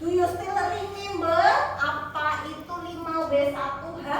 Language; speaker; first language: English; non-native, fluent; Indonesian